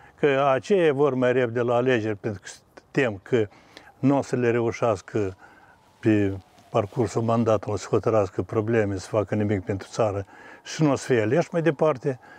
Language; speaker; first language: Romanian; native; Romanian